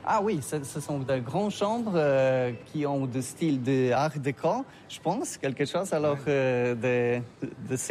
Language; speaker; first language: French; non-native, learner; Polish